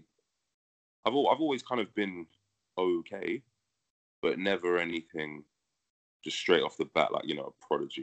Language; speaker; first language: English; native; English